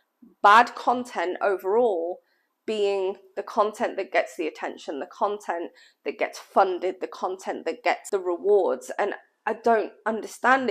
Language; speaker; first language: English; native; English